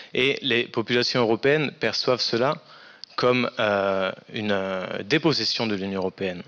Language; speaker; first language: French; native; French